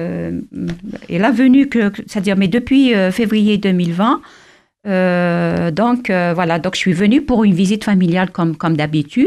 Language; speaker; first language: French; non-native, local second language; Kabyle